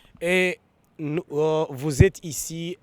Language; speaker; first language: French; non-native, fluent; Kinyarwanda